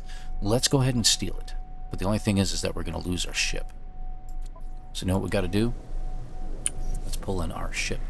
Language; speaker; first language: English; native; English